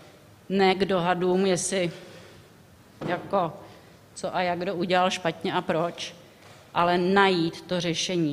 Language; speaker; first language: Czech; native; Czech